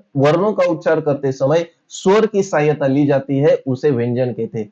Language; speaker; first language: Hindi; non-native, local second language; Marathi